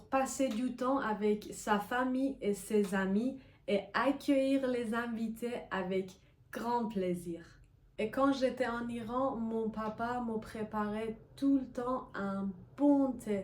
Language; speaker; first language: French; non-native, fluent; Persian